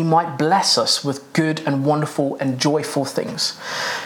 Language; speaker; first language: English; native; English